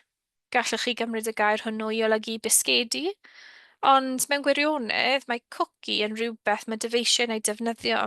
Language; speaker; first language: Welsh; native; Welsh